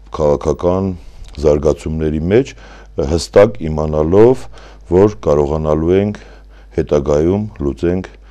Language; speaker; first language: Armenian; native; Armenian